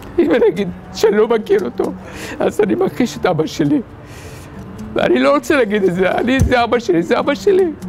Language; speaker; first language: Hebrew; non-native, fluent; Arabic